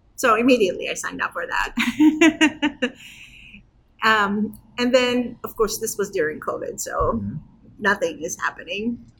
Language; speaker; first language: English; non-native, fluent; Turkish